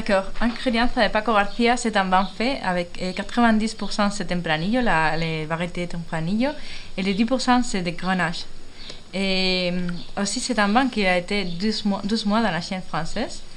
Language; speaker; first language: French; non-native, fluent; Spanish